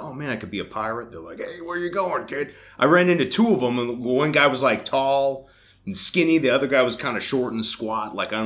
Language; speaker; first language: English; native; English